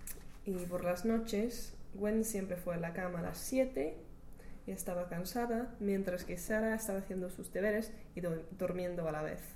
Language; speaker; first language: Spanish; non-native, learner; English